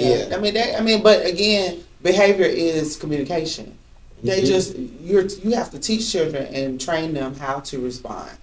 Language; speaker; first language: English; native; English